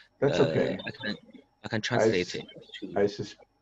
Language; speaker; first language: English; non-native, learner; Chinese